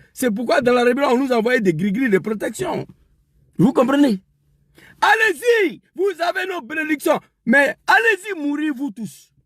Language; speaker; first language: French; non-native, local second language; Dyula